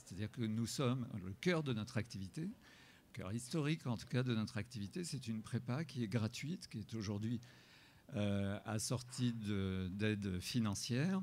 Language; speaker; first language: French; native; French